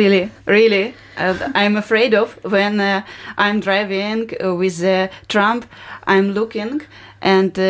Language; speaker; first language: English; non-native, learner; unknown